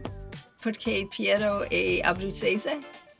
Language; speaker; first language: Italian; non-native, learner; English